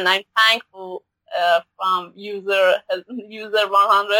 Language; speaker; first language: English; non-native, learner; Persian